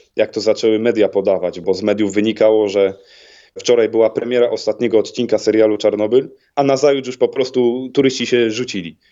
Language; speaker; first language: Polish; native; Polish